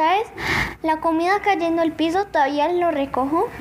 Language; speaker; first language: Spanish; early bilingual, heritage; Spanish